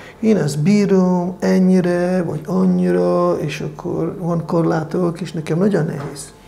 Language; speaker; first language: Hungarian; non-native, fluent; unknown